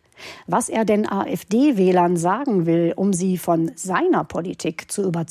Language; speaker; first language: German; native; German